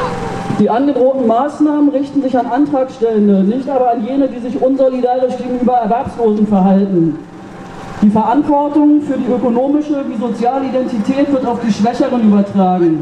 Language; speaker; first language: German; native; German